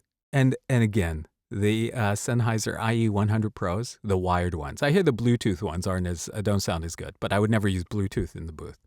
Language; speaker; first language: English; native; English